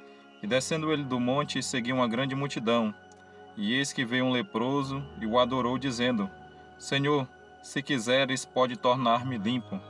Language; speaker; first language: Portuguese; native; Portuguese